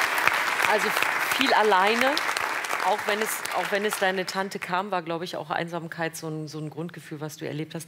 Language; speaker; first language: German; native; German